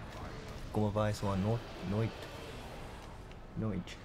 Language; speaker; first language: Portuguese; non-native, learner; English